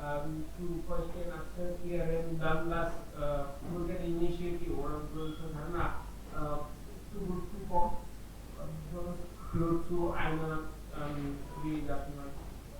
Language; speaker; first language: German; non-native, learner; Hindi